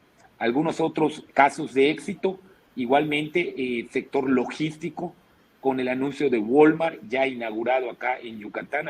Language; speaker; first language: Spanish; native; Spanish